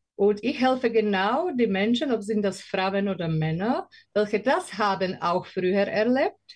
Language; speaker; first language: German; non-native, learner; Slovak